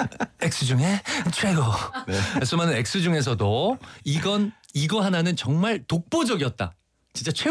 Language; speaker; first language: Korean; native; Korean